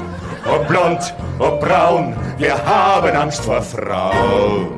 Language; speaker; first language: German; native; German